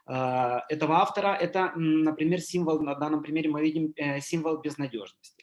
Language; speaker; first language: Russian; native; Russian